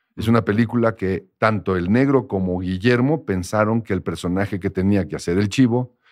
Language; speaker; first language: Spanish; native; Spanish